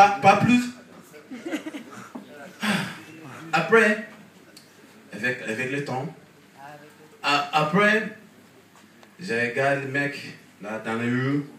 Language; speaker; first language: French; non-native, learner; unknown